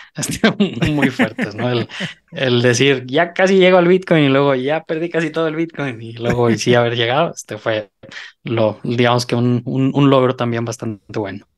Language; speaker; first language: Spanish; native; Spanish